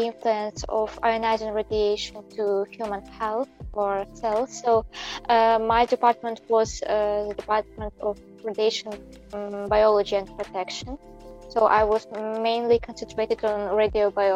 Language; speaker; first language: English; non-native, fluent; Belarusian